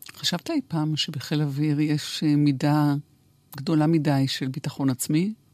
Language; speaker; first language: Hebrew; native; Hebrew